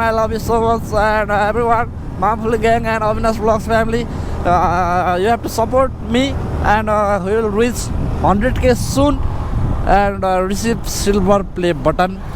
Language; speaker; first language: English; non-native, learner; Nepali